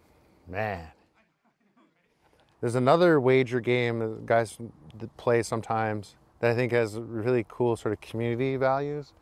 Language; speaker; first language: English; native; English